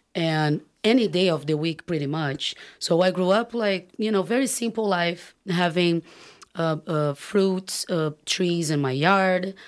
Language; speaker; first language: English; non-native, fluent; Portuguese